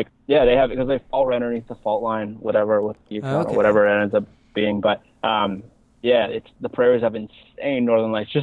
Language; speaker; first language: English; native; English